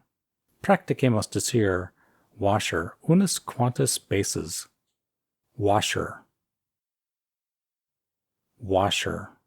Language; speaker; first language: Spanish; non-native, fluent; English